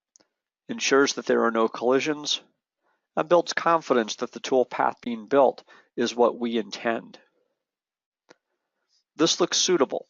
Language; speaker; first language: English; native; English